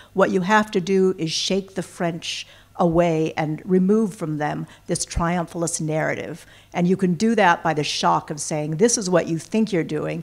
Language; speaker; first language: English; native; English